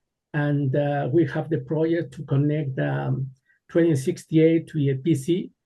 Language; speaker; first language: English; non-native, learner; Spanish